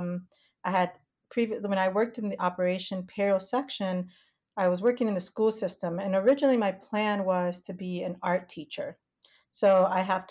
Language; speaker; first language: English; native; English